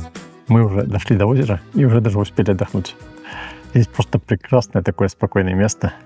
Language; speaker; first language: Russian; native; Russian